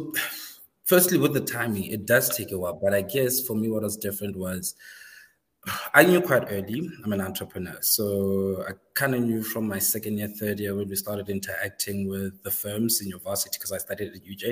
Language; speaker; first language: English; non-native, local second language; Northern Sotho